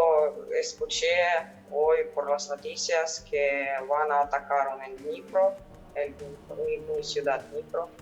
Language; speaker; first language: Spanish; non-native, fluent; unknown